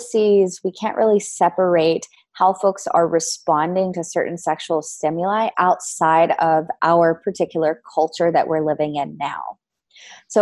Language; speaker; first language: English; native; English